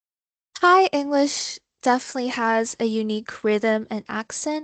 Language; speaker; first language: English; non-native, fluent; Thai